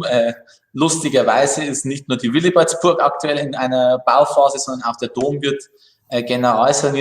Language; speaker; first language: German; native; German